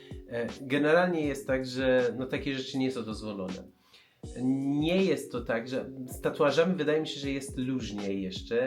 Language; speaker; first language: Polish; non-native, fluent; Persian